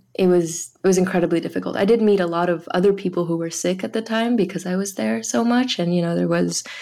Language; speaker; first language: English; early bilingual, other home language; French